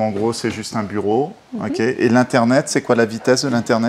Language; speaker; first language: French; native; French